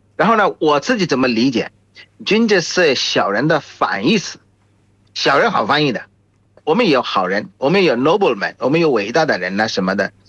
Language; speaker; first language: Chinese; non-native, fluent; Bangla